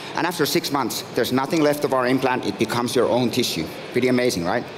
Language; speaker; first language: English; non-native, fluent; Finnish